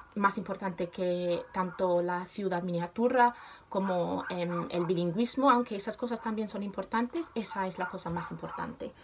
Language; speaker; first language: Spanish; non-native, fluent; English